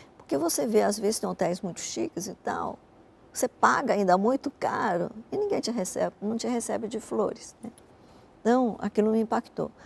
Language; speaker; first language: Portuguese; early bilingual, other home language; Japanese